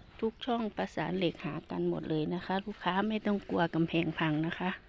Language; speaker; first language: Thai; native; Thai